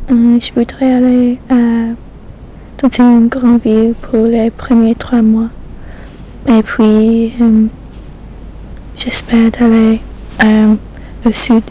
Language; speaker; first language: French; non-native, learner; English